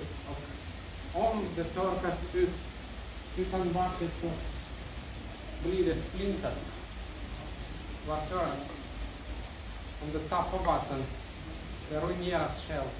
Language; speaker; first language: Swedish; non-native, learner; Russian